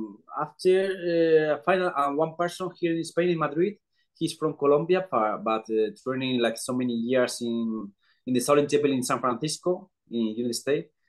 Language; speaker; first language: English; non-native, learner; Spanish